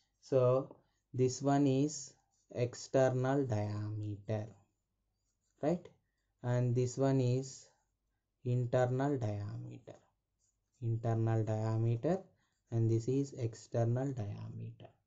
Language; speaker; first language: English; non-native, local second language; Telugu